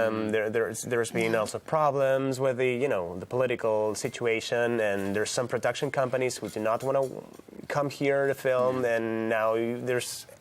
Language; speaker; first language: English; non-native, fluent; Catalan